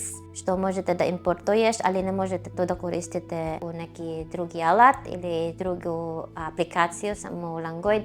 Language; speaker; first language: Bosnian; non-native, fluent; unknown